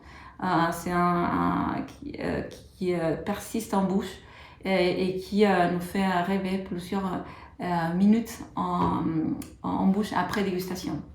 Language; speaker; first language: French; non-native, fluent; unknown